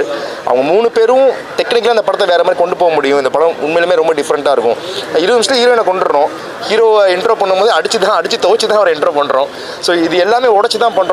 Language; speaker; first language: Tamil; native; Tamil